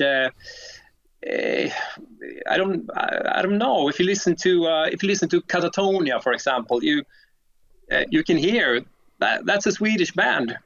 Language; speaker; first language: English; non-native, fluent; Swedish